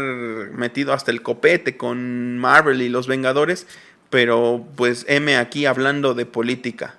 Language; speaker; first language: Spanish; native; Spanish